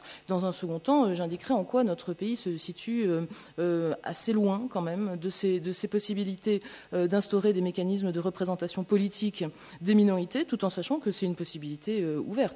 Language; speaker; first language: French; native; French